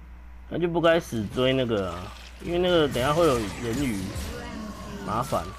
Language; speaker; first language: Chinese; native; Chinese